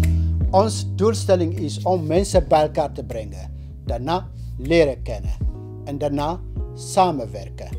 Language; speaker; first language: Dutch; non-native, fluent; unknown